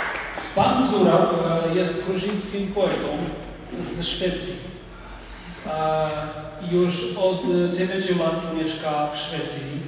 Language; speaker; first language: Polish; non-native, fluent; Georgian